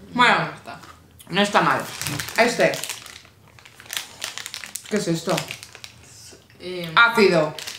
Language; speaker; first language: Spanish; native; Spanish